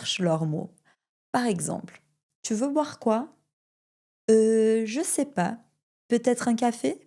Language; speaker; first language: French; non-native, fluent; Portuguese